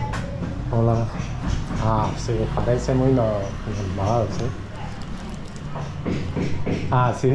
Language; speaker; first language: Spanish; non-native, learner; Romanian